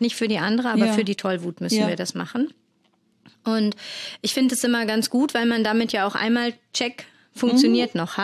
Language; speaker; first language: German; native; German